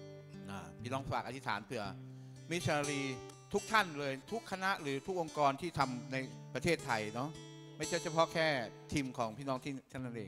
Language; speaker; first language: Thai; native; Thai